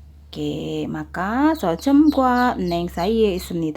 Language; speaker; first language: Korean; non-native, fluent; Indonesian